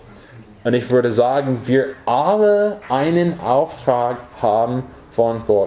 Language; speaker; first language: German; non-native, fluent; English